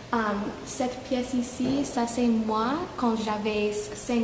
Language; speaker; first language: French; non-native, learner; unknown